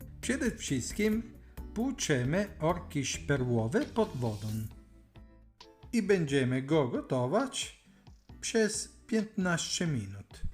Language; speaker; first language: Polish; non-native, learner; Italian